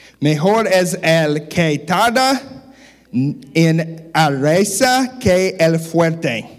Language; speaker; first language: Spanish; non-native, learner; English